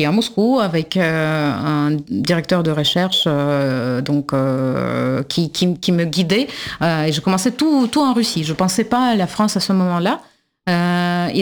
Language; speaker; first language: French; non-native, fluent; Russian